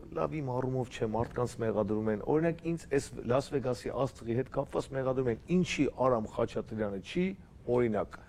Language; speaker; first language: Armenian; native; Armenian